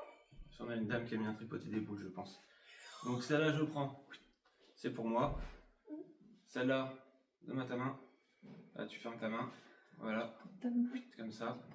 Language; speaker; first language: French; native; French